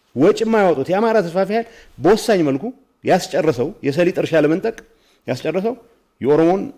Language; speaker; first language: Amharic; non-native, local second language; Tigrinya